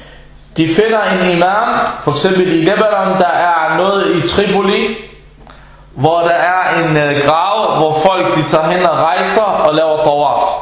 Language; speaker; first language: Danish; non-native, fluent; Arabic